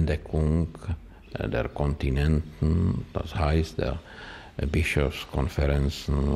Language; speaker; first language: German; non-native, learner; Czech